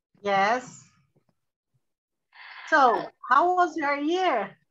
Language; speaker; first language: English; non-native, learner; Portuguese